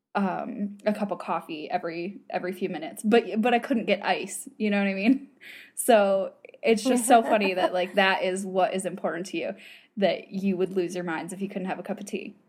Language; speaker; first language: English; native; English